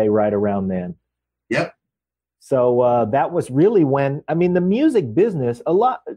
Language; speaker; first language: English; native; English